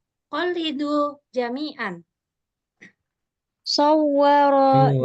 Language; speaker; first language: Arabic; non-native, fluent; Indonesian